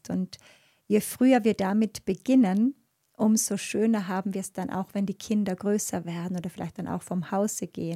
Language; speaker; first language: German; native; German